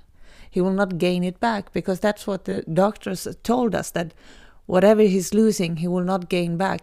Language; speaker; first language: English; non-native, fluent; Swedish